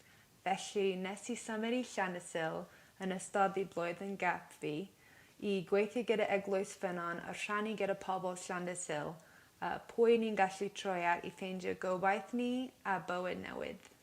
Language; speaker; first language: Welsh; non-native, learner; English